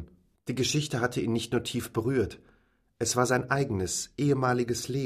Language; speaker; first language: German; native; German